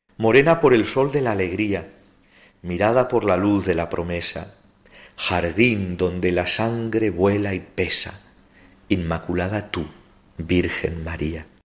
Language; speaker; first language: Spanish; native; Spanish